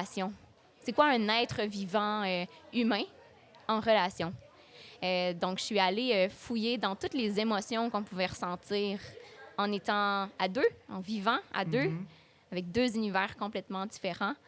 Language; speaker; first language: French; native; French